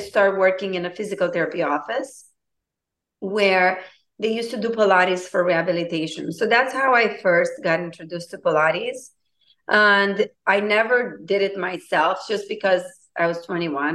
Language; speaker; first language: English; non-native, fluent; Romanian